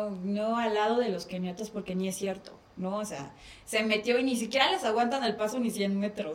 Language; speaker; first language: Spanish; native; Spanish